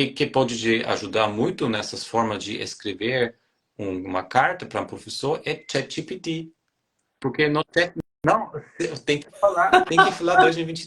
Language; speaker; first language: Portuguese; non-native, fluent; German